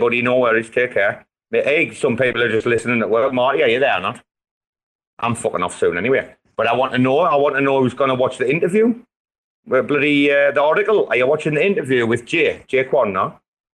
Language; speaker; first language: English; native; English